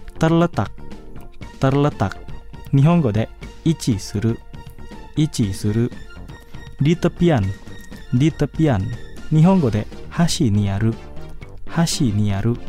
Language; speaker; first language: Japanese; non-native, fluent; Indonesian